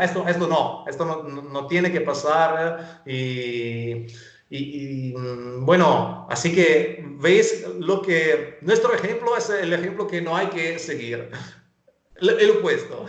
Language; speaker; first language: Spanish; non-native, fluent; Italian